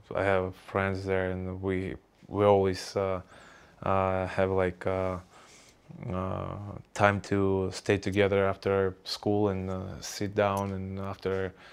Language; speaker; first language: English; non-native, learner; Russian